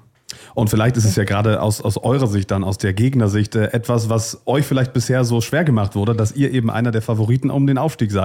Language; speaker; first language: German; native; German